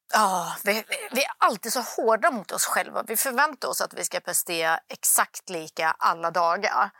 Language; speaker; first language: Swedish; early bilingual, other home language; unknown